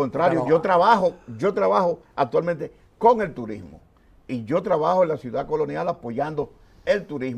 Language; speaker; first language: Spanish; native; Spanish